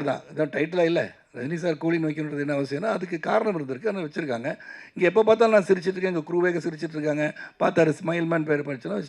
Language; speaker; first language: Tamil; native; Tamil